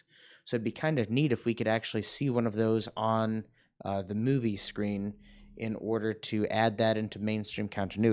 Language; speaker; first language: English; native; English